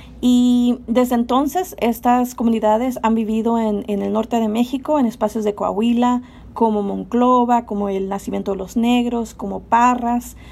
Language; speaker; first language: Spanish; native; Spanish